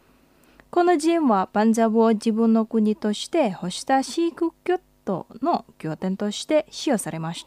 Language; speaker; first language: Japanese; non-native, fluent; Indonesian